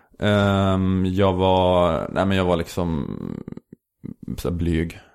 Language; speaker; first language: Swedish; native; Swedish